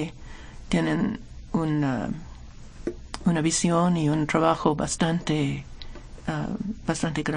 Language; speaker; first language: Spanish; non-native, fluent; English